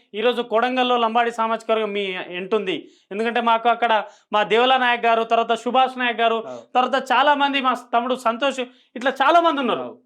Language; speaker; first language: Telugu; non-native, local second language; Lambadi